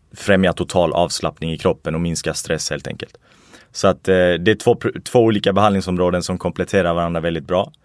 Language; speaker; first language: Swedish; native; Swedish